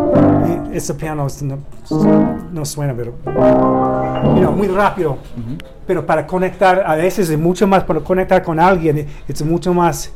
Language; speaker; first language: Spanish; non-native, learner; English